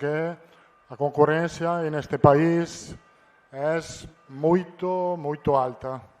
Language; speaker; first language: Spanish; non-native, fluent; Italian